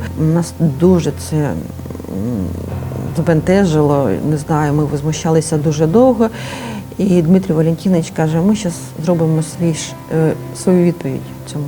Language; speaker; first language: Ukrainian; native; Ukrainian